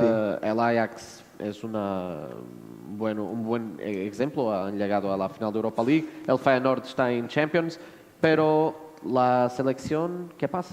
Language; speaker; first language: Spanish; non-native, fluent; Portuguese